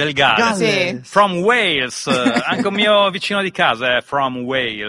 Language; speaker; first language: Italian; native; Italian